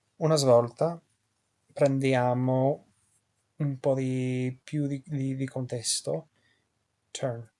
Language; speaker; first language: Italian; non-native, learner; English